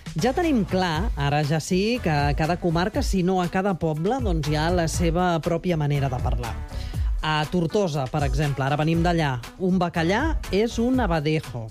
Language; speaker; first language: Catalan; native; Catalan